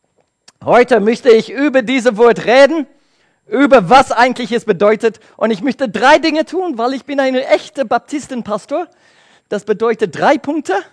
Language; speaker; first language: German; non-native, learner; English